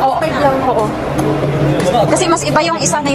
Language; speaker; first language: Filipino; native; Filipino